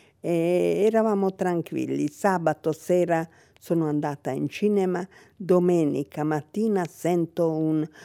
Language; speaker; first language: Italian; non-native, fluent; Hungarian